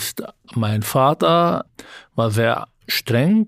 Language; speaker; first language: German; non-native, fluent; Arabic